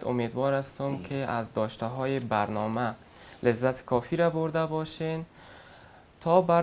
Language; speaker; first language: Persian; native; Persian